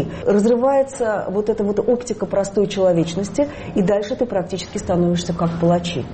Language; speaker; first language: Russian; native; Russian